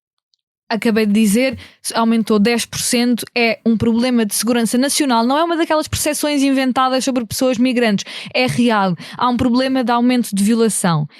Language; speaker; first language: Portuguese; native; Portuguese